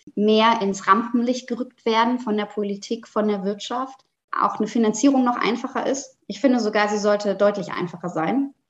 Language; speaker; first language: German; native; German